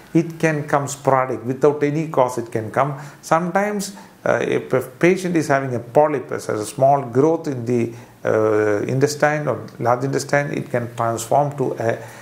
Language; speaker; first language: English; non-native, local second language; Malayalam